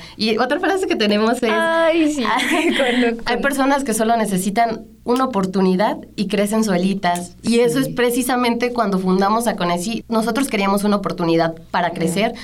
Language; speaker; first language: Spanish; native; Spanish